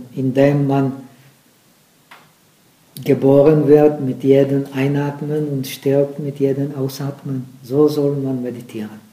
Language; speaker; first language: German; non-native, fluent; Czech